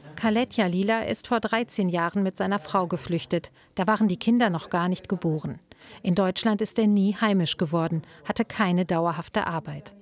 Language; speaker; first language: German; native; German